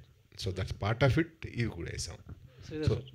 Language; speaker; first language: Telugu; native; Telugu